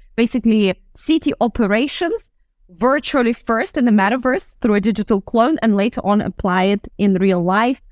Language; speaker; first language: English; non-native, fluent; Russian